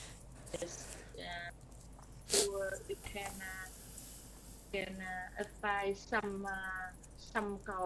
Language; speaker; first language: English; non-native, learner; Vietnamese